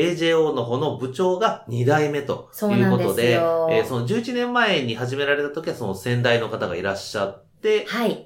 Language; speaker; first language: Japanese; native; Japanese